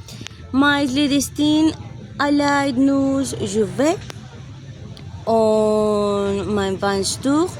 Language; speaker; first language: French; non-native, learner; Spanish